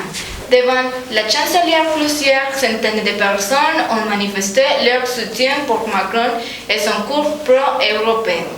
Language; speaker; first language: French; non-native, learner; Spanish